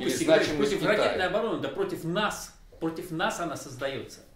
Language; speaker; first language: Russian; native; Russian